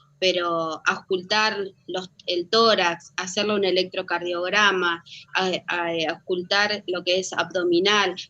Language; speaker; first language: Spanish; native; Spanish